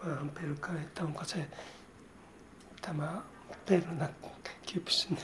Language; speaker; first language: Finnish; non-native, learner; Japanese